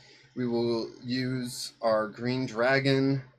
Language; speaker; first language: English; native; English